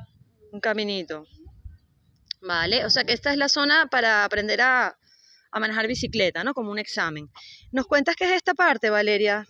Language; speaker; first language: Spanish; native; Spanish